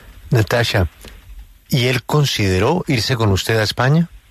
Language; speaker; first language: Spanish; native; Spanish